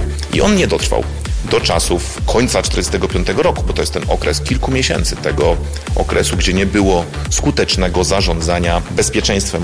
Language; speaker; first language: Polish; native; Polish